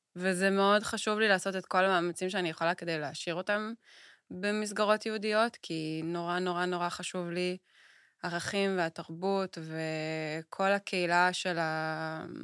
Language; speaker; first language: Hebrew; native; Hebrew